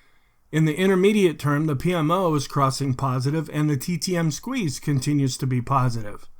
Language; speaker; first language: English; native; English